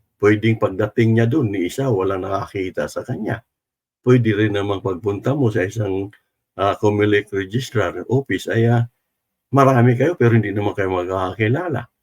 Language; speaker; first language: Filipino; non-native, local second language; Cebuano